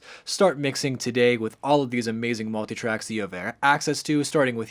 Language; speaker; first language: English; native; English